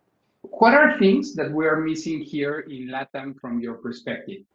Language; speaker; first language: English; non-native, fluent; Spanish